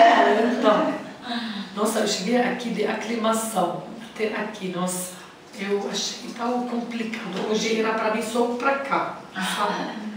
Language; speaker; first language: Portuguese; non-native, learner; Arabic